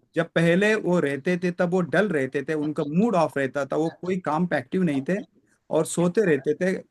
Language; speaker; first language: Hindi; non-native, local second language; Kannada